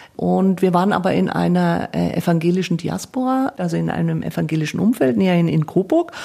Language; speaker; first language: German; native; German